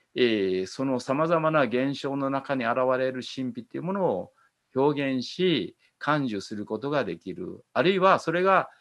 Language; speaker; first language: Japanese; native; Japanese